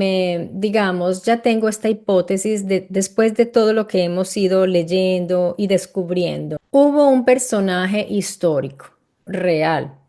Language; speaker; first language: Spanish; native; Spanish